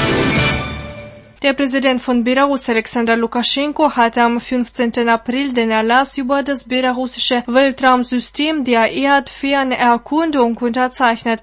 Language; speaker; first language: German; non-native, fluent; Russian